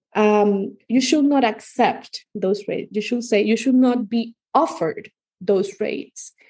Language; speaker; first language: English; non-native, fluent; Spanish